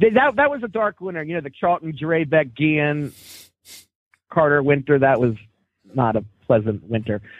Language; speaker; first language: English; native; English